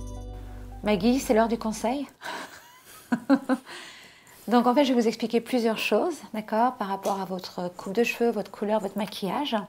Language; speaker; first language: French; native; French